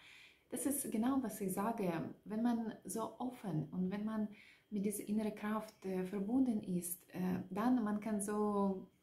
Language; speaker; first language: German; non-native, learner; Russian